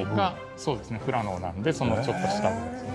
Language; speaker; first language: Japanese; native; Japanese